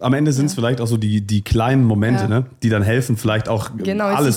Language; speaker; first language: German; native; German